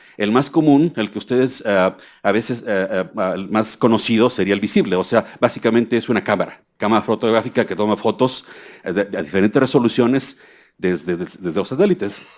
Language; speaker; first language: Spanish; native; Spanish